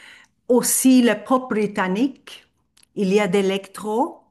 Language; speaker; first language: French; non-native, fluent; Turkish